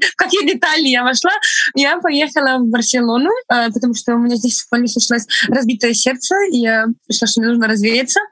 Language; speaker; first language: Russian; non-native, fluent; Estonian